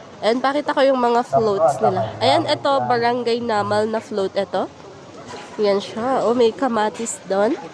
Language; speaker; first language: Filipino; non-native, local second language; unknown